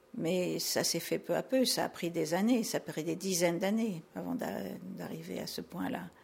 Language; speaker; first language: French; native; French